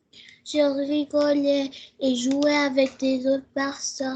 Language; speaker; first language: French; early bilingual, heritage; French